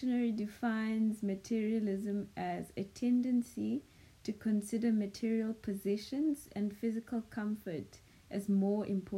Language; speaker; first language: English; non-native, local second language; Northern Sotho